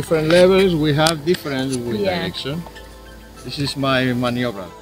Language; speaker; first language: English; non-native, learner; Spanish